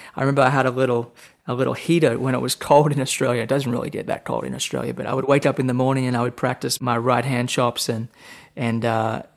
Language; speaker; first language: English; native; English